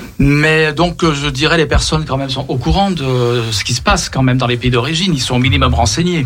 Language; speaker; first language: French; native; French